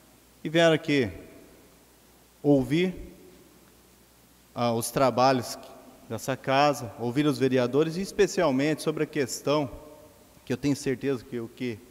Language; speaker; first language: Portuguese; native; Portuguese